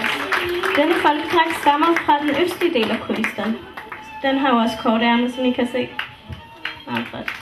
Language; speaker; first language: Danish; early bilingual, other home language; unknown